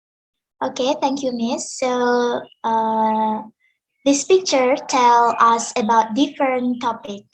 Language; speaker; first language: English; non-native, learner; Indonesian